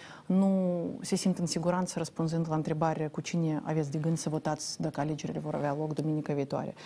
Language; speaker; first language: Romanian; native; Romanian